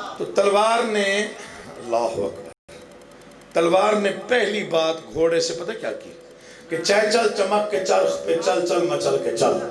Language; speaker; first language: Urdu; non-native, local second language; Saraiki